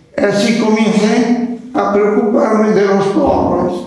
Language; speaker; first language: Spanish; non-native, fluent; Italian